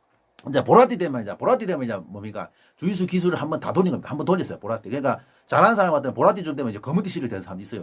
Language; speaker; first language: Korean; native; Korean